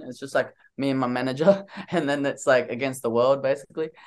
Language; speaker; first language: English; native; English